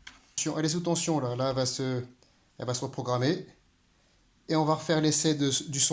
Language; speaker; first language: French; native; French